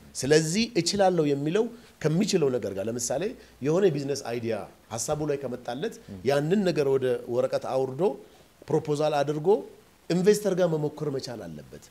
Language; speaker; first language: Amharic; non-native, local second language; Oromo